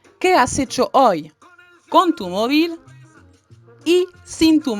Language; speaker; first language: Spanish; non-native, fluent; French